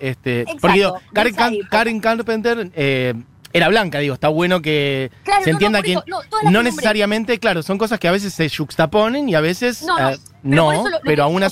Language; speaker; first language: Spanish; native; Spanish